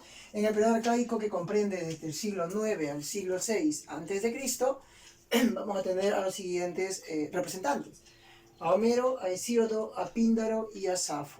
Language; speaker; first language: Spanish; native; Spanish